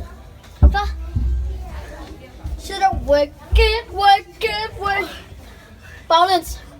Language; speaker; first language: Danish; native; Danish